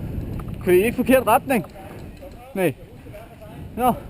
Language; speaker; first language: Danish; native; Danish